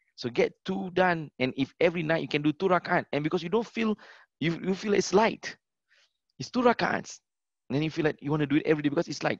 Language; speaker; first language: English; non-native, local second language; Malay